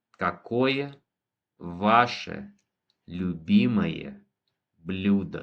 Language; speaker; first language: Russian; non-native, fluent; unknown